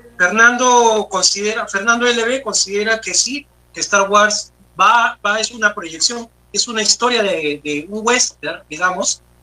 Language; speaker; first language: Spanish; native; Spanish